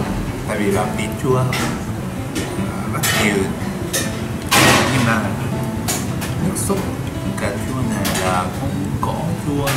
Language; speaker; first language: Vietnamese; non-native, learner; Japanese